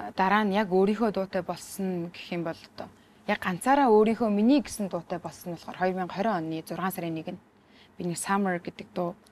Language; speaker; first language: Mongolian; native; Mongolian